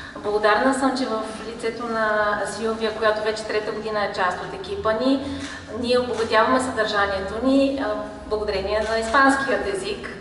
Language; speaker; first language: Bulgarian; native; Bulgarian